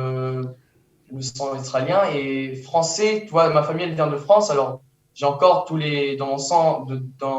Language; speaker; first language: French; early bilingual, heritage; French